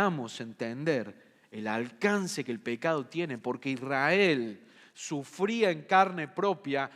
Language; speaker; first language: Spanish; native; Spanish